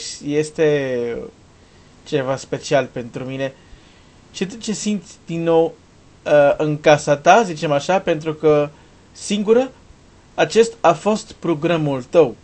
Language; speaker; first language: Romanian; non-native, learner; Portuguese